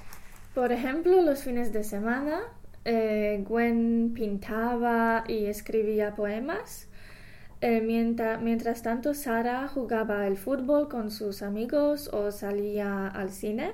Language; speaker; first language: Spanish; non-native, fluent; English